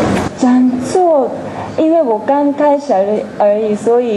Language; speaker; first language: Chinese; non-native, fluent; Japanese